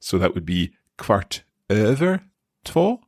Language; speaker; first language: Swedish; non-native, learner; English